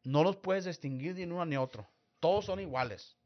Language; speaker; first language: Spanish; early bilingual, heritage; Spanish